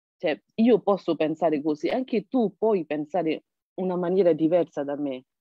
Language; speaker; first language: Italian; non-native, fluent; Burmese